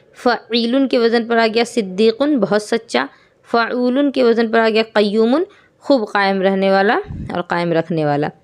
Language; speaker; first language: Urdu; native; Urdu